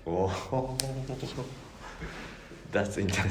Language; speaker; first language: English; non-native, learner; Japanese